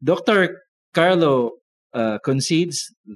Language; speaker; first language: English; non-native, local second language; Filipino